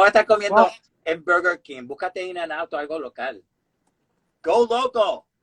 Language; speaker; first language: Spanish; native; Spanish